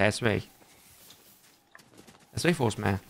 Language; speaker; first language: Dutch; native; Dutch